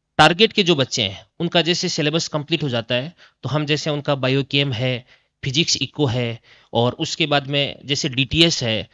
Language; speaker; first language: Hindi; native; Hindi